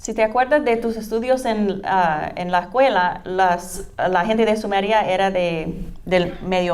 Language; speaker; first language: Spanish; non-native, fluent; English